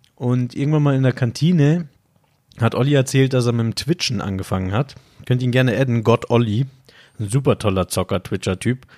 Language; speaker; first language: German; native; German